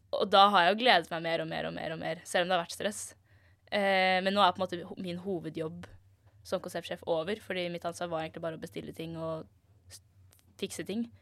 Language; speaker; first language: Norwegian; native; Norwegian